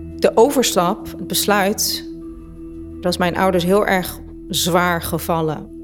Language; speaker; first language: Dutch; early bilingual, other home language; Persian